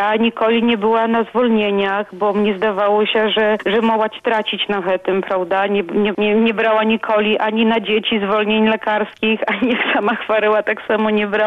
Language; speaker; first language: Polish; non-native, local second language; Belarusian